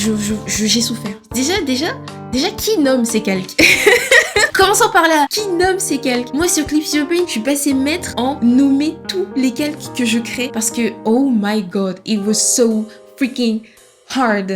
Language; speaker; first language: French; native; French